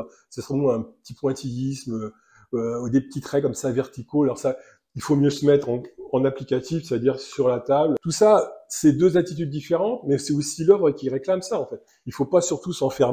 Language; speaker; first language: French; native; French